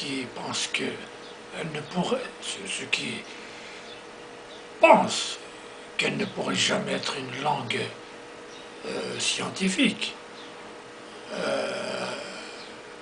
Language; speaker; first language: French; non-native, local second language; Kabyle